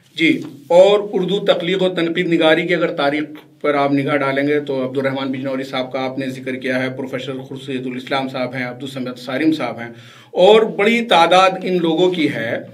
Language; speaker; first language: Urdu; native; Urdu